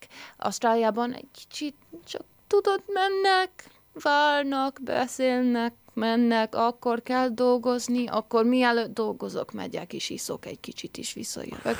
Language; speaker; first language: Hungarian; early bilingual, heritage; Hungarian